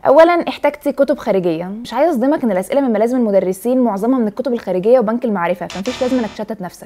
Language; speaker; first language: Arabic; native; Arabic